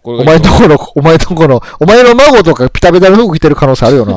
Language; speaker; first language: Japanese; native; Japanese